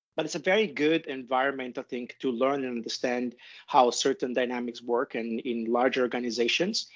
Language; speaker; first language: English; non-native, fluent; Italian